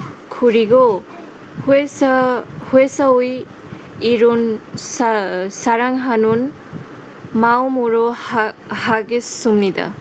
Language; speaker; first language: Korean; non-native, learner; Bangla